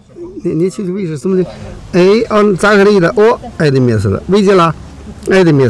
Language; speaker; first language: Russian; non-native, learner; Chinese